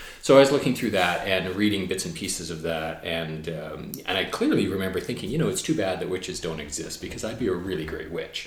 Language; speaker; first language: English; native; English